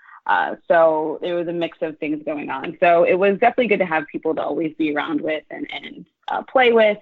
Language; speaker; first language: English; native; English